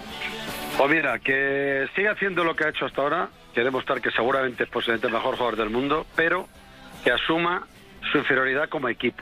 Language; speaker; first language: Spanish; native; Spanish